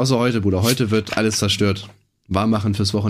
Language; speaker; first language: German; native; German